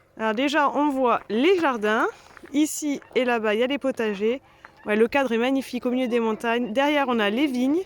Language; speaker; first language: French; native; French